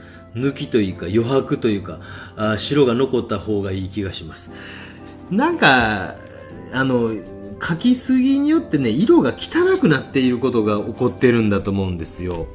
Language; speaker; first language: Japanese; native; Japanese